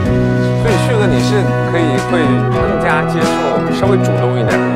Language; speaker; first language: Chinese; native; Chinese